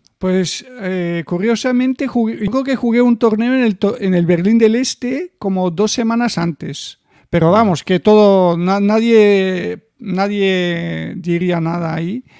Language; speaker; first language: Spanish; non-native, fluent; Bulgarian